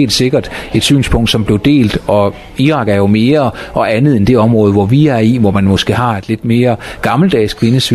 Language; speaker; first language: Danish; native; Danish